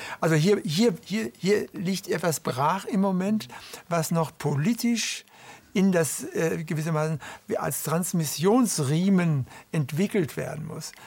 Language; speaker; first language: German; native; German